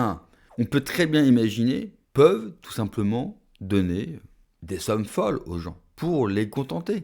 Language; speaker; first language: French; native; French